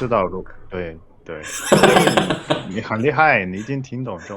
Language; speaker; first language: Chinese; non-native, fluent; Portuguese